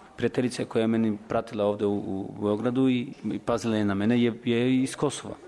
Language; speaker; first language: Serbian; non-native, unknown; Albanian